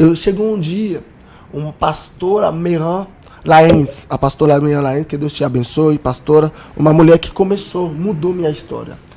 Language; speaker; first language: Portuguese; non-native, learner; Haitian Creole